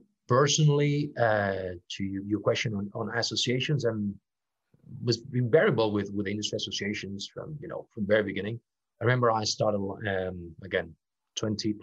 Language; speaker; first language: English; non-native, fluent; Spanish